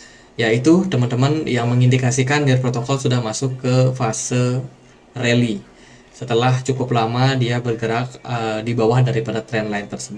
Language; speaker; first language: Indonesian; native; Indonesian